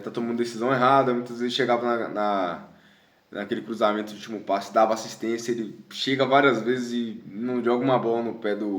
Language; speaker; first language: Portuguese; native; Portuguese